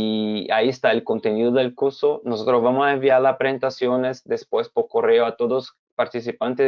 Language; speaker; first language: Spanish; non-native, fluent; Portuguese